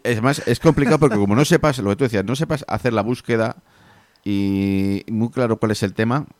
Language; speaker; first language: Spanish; native; Spanish